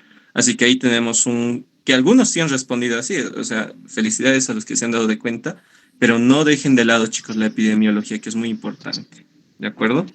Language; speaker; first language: Spanish; native; Spanish